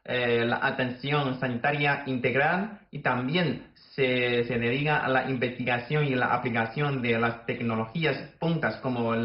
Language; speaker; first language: Spanish; non-native, fluent; Chinese